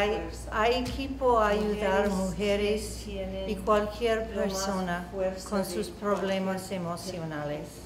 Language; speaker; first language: Spanish; non-native, learner; English